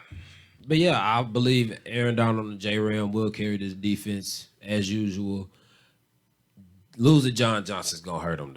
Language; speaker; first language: English; native; English